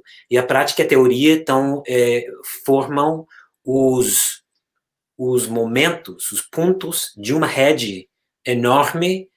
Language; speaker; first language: Portuguese; non-native, fluent; English